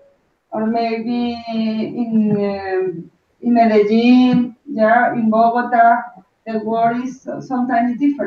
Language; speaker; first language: English; non-native, learner; Spanish